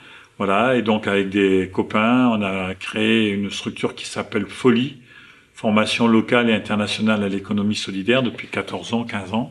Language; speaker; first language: French; native; French